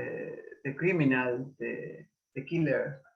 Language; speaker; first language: English; non-native, learner; Spanish